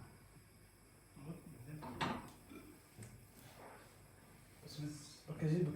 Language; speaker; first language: Russian; non-native, learner; Somali